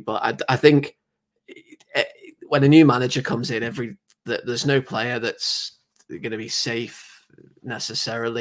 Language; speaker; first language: English; native; English